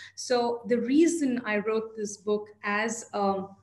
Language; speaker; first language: English; non-native, local second language; Hindi